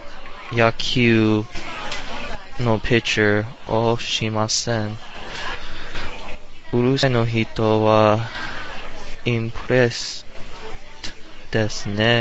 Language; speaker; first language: Japanese; non-native, learner; English